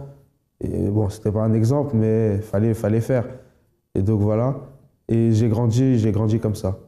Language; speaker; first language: French; native; French